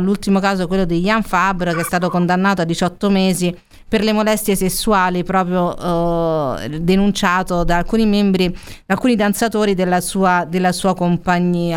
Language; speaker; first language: Italian; native; Italian